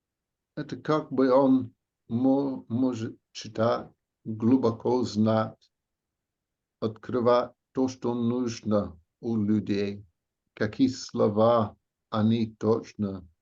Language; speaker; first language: Russian; non-native, fluent; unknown